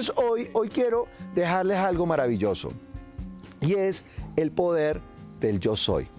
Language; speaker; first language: Spanish; native; Spanish